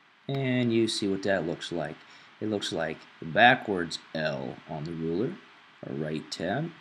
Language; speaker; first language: English; native; English